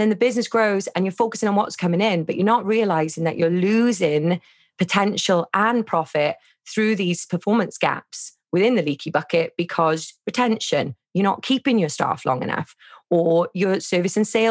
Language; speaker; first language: English; native; English